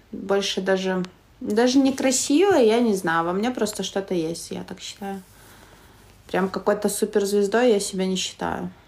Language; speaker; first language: Russian; native; Russian